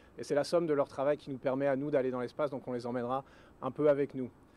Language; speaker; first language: French; native; French